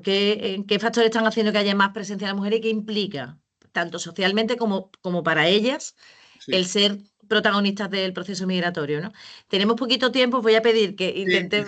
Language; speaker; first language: Spanish; native; Spanish